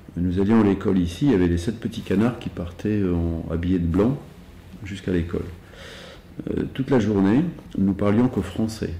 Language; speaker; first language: French; early bilingual, other home language; Arabic